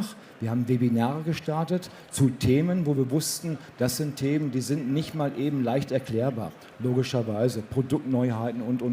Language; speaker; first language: German; native; German